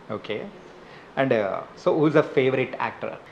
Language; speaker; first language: Telugu; native; Telugu